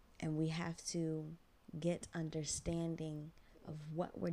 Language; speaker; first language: English; native; English